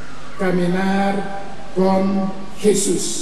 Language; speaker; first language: Spanish; non-native, fluent; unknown